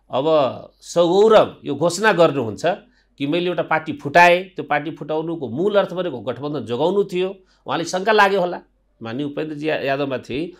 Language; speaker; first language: Nepali; non-native, local second language; Maithili